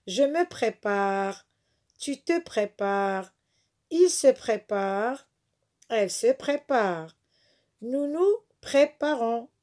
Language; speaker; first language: French; non-native, local second language; Arabic